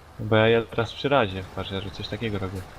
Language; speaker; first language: Polish; native; Polish